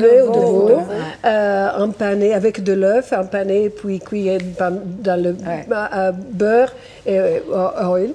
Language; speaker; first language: French; non-native, fluent; Italian